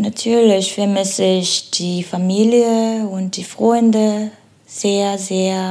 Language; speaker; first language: German; non-native, learner; Korean